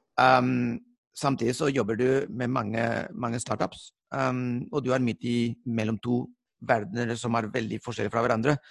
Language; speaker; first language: Norwegian; non-native, fluent; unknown